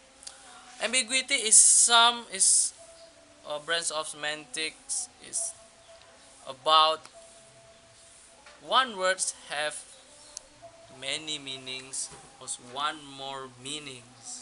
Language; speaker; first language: English; non-native, learner; Indonesian